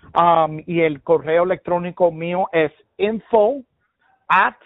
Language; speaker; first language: Spanish; early bilingual, heritage; Spanish